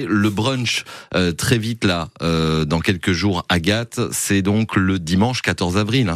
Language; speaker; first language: French; native; French